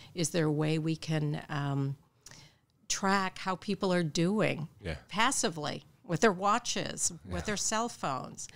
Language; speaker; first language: English; native; English